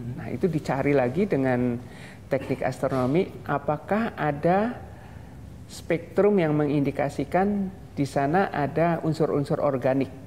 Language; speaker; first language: Indonesian; native; Indonesian